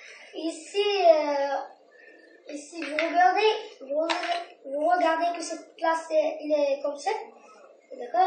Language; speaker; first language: French; non-native, learner; Arabic